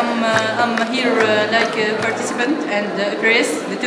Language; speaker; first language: English; non-native, learner; Arabic